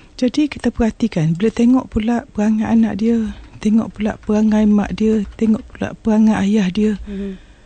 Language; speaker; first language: Malay; native; Malay